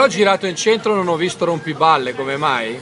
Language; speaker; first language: Italian; native; Italian